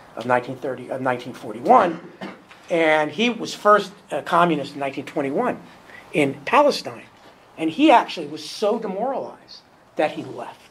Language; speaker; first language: English; native; English